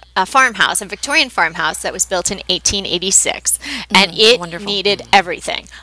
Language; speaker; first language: English; native; English